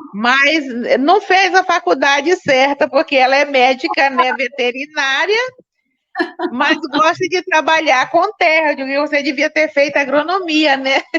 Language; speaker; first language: Portuguese; native; Portuguese